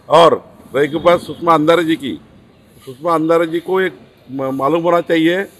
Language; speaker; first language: Hindi; non-native, local second language; Marathi